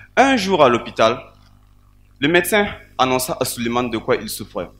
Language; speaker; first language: French; non-native, local second language; Mossi